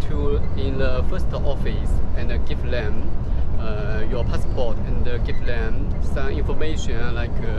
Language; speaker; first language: English; non-native, fluent; Chinese